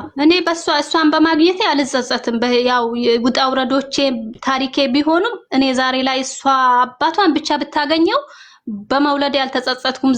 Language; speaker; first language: Amharic; non-native, local second language; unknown